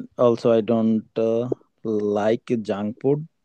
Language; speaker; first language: English; non-native, learner; Bangla